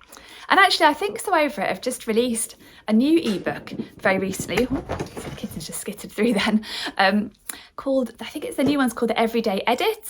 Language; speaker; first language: English; native; English